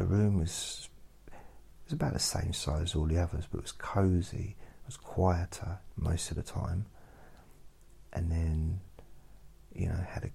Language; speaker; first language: English; native; English